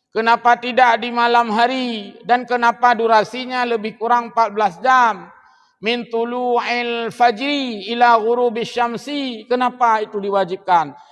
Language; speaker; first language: Malay; non-native, local second language; Achinese